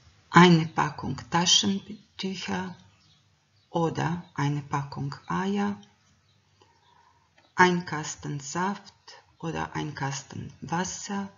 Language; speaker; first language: German; non-native, fluent; Croatian